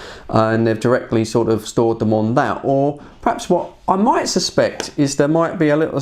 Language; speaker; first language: English; native; English